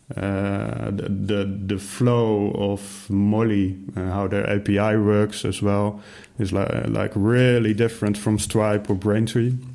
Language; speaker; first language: English; non-native, fluent; Dutch